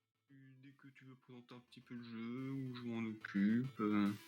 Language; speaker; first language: French; native; French